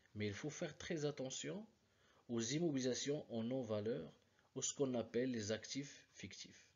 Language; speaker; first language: French; non-native, local second language; Arabic